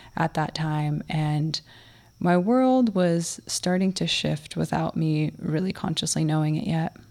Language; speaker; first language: English; early bilingual, other home language; Russian